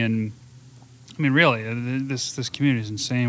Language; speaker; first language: English; native; English